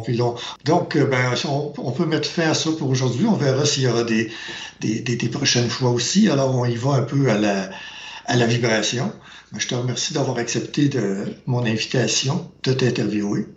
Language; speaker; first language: French; native; French